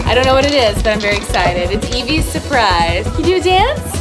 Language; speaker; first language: English; native; English